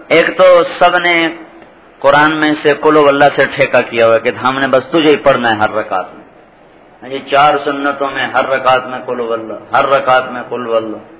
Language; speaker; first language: Urdu; non-native, local second language; Punjabi